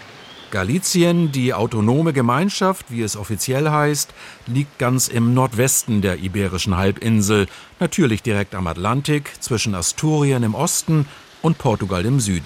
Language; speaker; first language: German; native; German